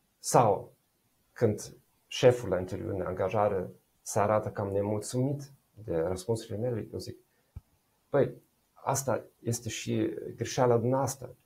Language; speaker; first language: Romanian; non-native, fluent; German